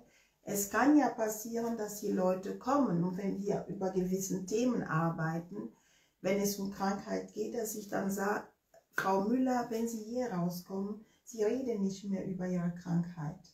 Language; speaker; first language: German; non-native, fluent; Ewe